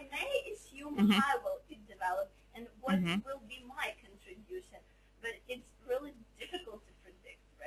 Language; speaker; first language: English; non-native, fluent; Ukrainian